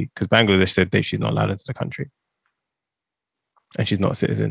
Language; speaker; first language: English; native; English